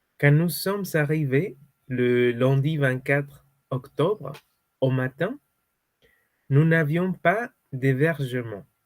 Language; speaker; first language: French; non-native, fluent; Spanish